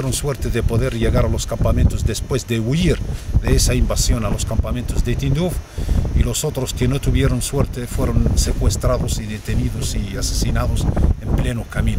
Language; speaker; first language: Spanish; non-native, local second language; Arabic